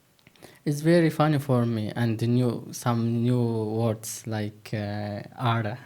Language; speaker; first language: English; non-native, learner; Turkish